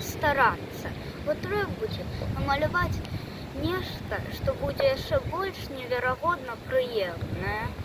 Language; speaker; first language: Belarusian; native; Belarusian